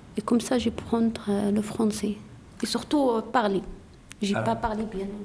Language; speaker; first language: French; non-native, learner; Tachelhit